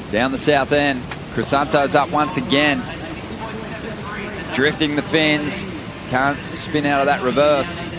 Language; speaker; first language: English; native; English